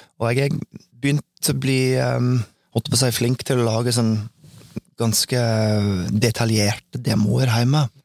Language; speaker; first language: Norwegian; non-native, fluent; English